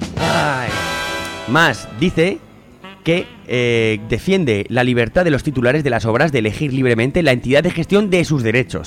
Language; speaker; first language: Spanish; native; Spanish